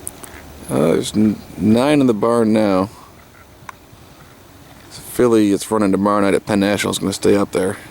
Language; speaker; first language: English; native; English